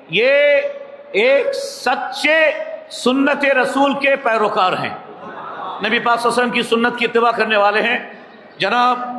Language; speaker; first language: Urdu; non-native, fluent; Bangla